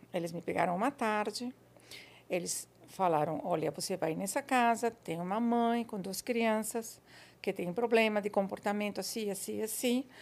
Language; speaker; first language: Portuguese; non-native, fluent; Spanish